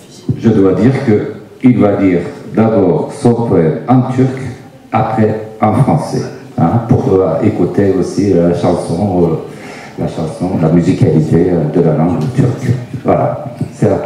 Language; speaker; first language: French; non-native, fluent; Turkish